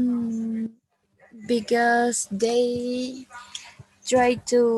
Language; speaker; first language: English; non-native, learner; Spanish